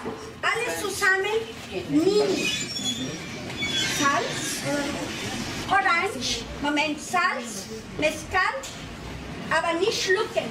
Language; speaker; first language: German; non-native, learner; Spanish